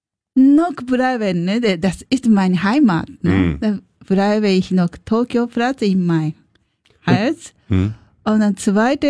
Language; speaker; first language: German; non-native, learner; Japanese